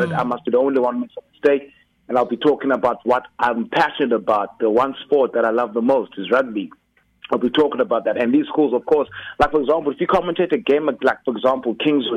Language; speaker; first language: English; non-native, local second language; Xhosa